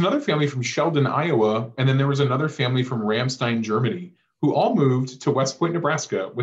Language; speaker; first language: English; native; English